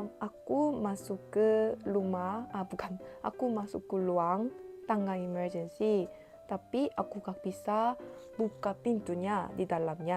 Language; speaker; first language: Indonesian; non-native, learner; Korean